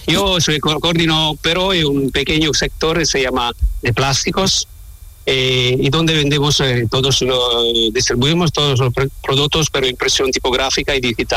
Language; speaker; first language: Spanish; non-native, learner; Italian